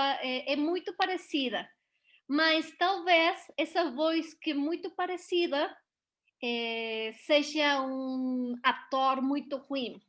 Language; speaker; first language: Portuguese; non-native, learner; Spanish